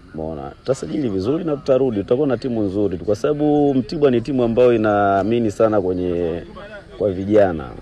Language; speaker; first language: Swahili; native; Swahili